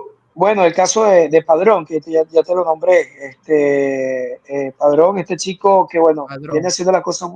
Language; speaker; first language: Spanish; native; Spanish